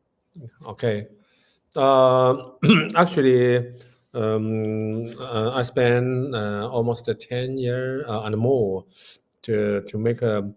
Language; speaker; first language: English; non-native, learner; Chinese